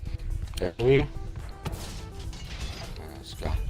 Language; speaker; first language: German; native; German